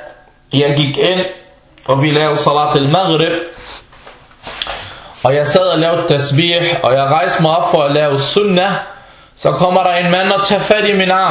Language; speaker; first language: Danish; early bilingual, other home language; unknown